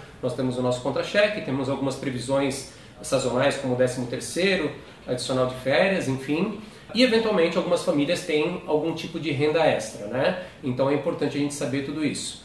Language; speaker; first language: Portuguese; native; Portuguese